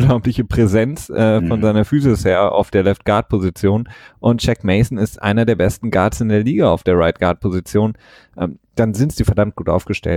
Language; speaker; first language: German; native; German